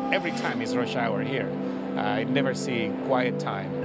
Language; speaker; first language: English; non-native, fluent; Spanish